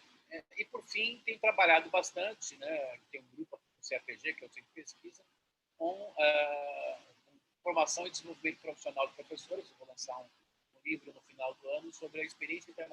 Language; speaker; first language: Portuguese; native; Portuguese